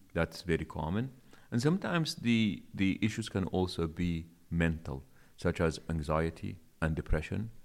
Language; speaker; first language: English; non-native, local second language; Arabic